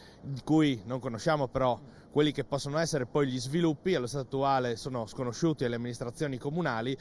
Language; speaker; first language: Italian; native; Italian